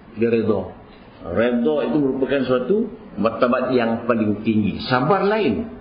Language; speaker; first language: Malay; native; Malay